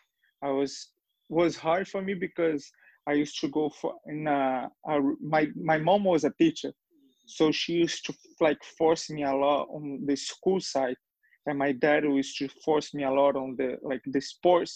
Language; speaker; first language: English; non-native, fluent; Portuguese